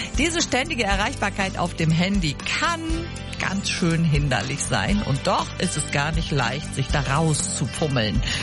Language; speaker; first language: German; native; German